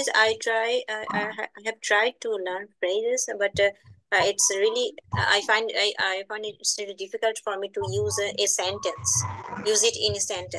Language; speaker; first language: English; non-native, learner; Bangla